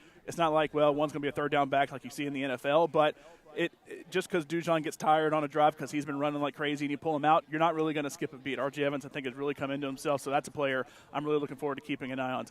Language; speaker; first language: English; native; English